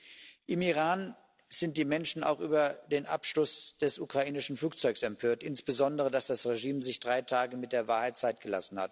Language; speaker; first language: German; native; German